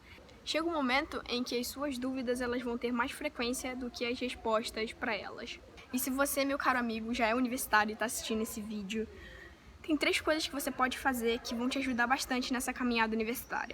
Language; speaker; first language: Portuguese; native; Portuguese